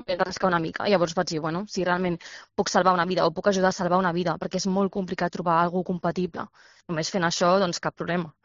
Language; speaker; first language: Catalan; native; Catalan